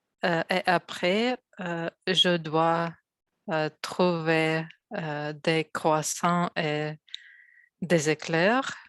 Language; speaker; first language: French; non-native, learner; Russian